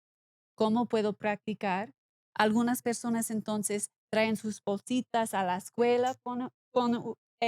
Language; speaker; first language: Spanish; non-native, learner; English